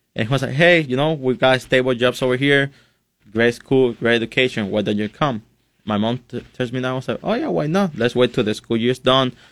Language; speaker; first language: English; non-native, fluent; Spanish